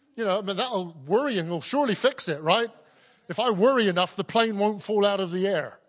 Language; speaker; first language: English; native; English